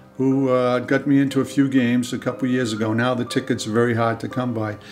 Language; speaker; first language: English; native; English